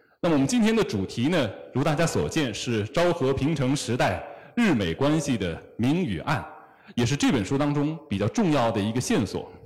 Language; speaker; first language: Chinese; native; Chinese